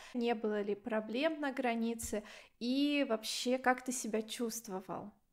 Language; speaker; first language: Russian; native; Russian